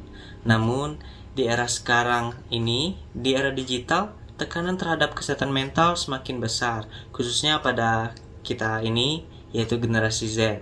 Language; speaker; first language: Indonesian; native; Indonesian